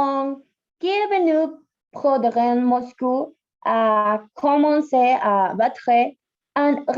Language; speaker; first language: French; non-native, learner; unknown